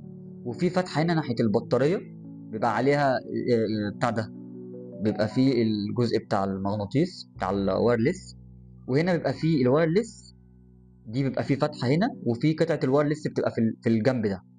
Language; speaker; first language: Arabic; native; Arabic